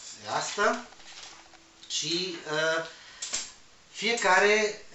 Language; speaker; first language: Romanian; non-native, learner; Spanish